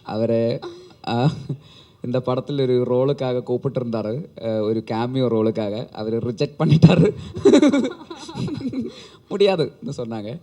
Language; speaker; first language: Tamil; non-native, learner; Malayalam